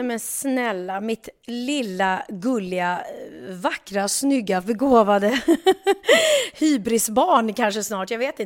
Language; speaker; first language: Swedish; native; Swedish